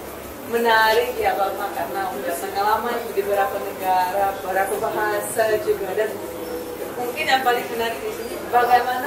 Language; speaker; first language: Indonesian; non-native, fluent; Russian